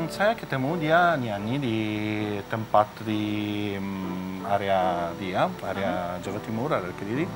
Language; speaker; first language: Indonesian; non-native, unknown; Italian